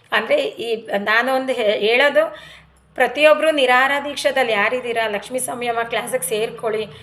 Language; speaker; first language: Kannada; non-native, local second language; Telugu